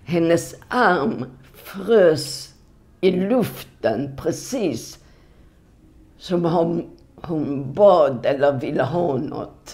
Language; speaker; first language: Swedish; non-native, fluent; Polish